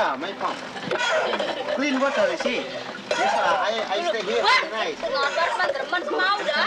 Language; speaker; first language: English; non-native, learner; Indonesian